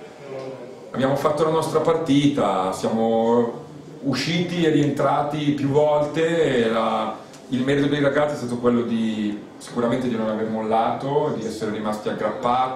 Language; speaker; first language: Italian; native; Italian